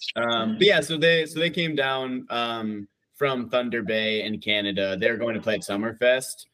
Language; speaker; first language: English; native; English